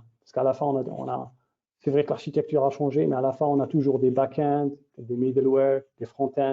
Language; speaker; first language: French; native; French